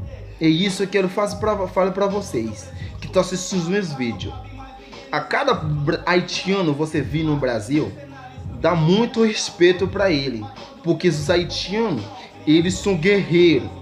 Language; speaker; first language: Portuguese; non-native, learner; Haitian Creole